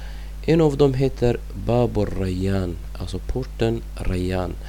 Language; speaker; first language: Swedish; non-native, fluent; Arabic